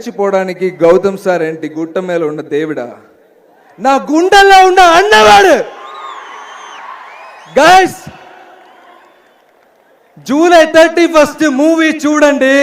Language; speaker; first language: Telugu; non-native, learner; Malayalam